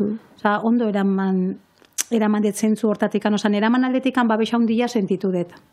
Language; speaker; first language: Basque; native; Basque